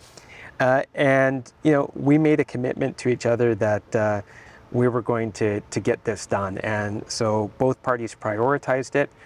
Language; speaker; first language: English; native; English